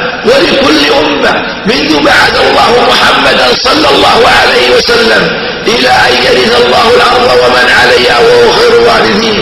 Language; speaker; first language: Arabic; native; Arabic